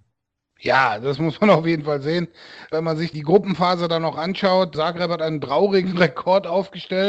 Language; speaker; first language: German; native; German